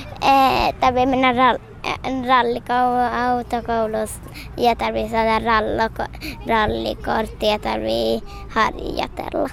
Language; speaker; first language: Finnish; early bilingual, heritage; Finnish